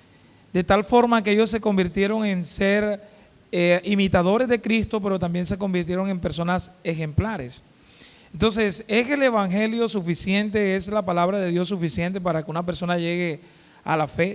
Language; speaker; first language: Spanish; native; Spanish